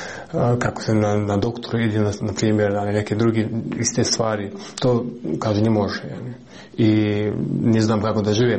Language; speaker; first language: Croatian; non-native, learner; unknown